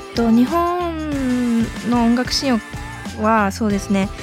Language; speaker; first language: Japanese; native; Japanese